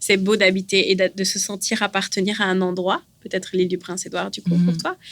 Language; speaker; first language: French; native; French